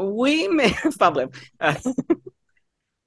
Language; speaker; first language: French; native; French